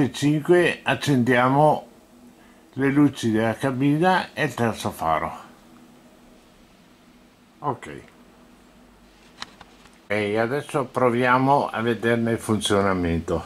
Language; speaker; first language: Italian; native; Italian